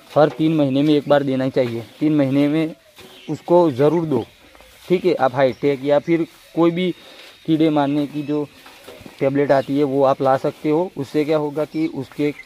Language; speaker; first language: Hindi; non-native, local second language; Gujarati